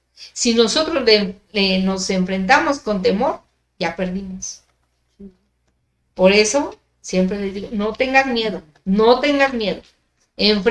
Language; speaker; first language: Spanish; native; Spanish